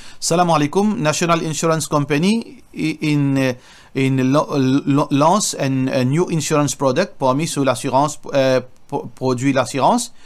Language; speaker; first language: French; non-native, local second language; Morisyen